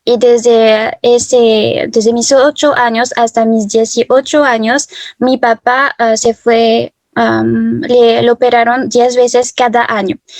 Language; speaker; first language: Spanish; early bilingual, heritage; Spanish